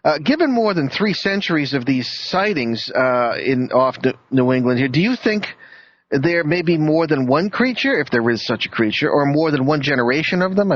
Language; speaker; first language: English; native; English